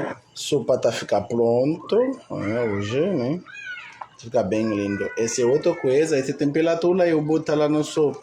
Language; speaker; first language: Portuguese; non-native, learner; Haitian Creole